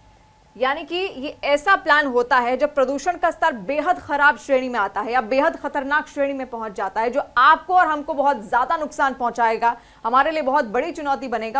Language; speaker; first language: Hindi; native; Hindi